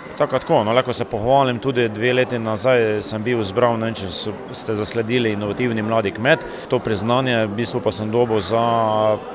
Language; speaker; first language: Slovenian; native; Slovenian